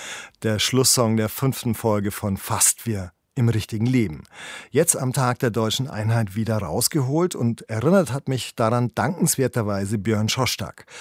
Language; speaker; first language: German; native; German